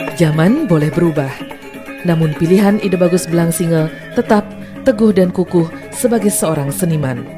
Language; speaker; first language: Indonesian; native; Indonesian